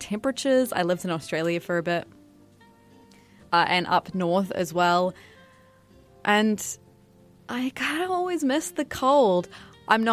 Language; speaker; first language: English; native; English